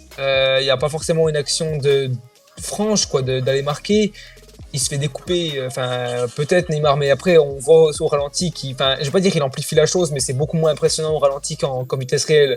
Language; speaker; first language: French; native; French